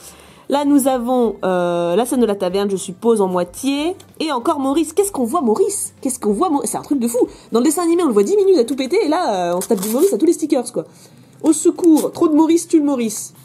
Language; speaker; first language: French; native; French